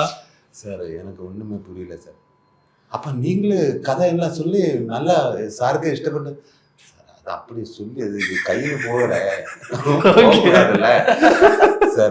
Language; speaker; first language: Tamil; non-native, learner; Malayalam